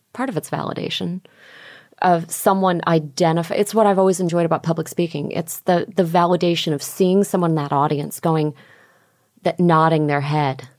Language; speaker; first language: English; native; English